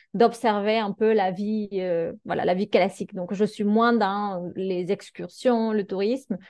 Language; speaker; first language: French; non-native, fluent; Spanish